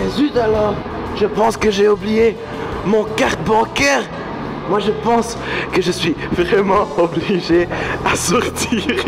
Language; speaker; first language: French; non-native, learner; Dutch